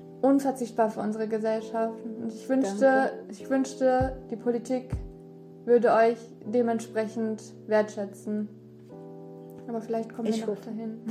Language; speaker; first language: German; early bilingual, other home language; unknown